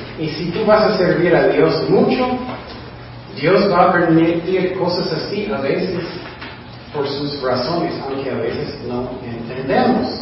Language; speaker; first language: Spanish; non-native, fluent; English